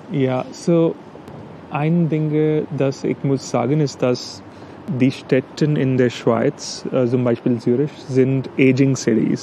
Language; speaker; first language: German; non-native, learner; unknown